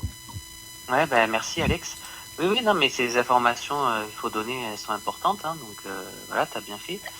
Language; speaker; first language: French; native; French